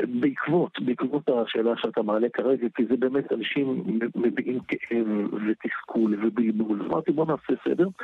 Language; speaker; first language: Hebrew; native; Hebrew